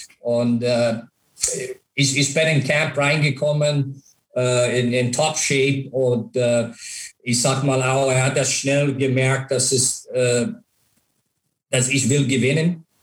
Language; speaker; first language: German; non-native, fluent; English